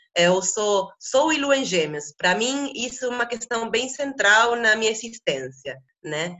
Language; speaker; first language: Portuguese; non-native, fluent; Spanish